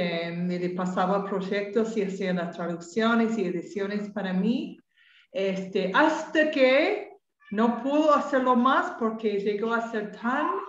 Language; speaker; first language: Spanish; non-native, fluent; English